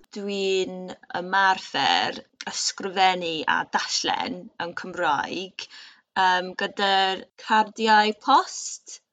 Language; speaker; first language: Welsh; non-native, local second language; English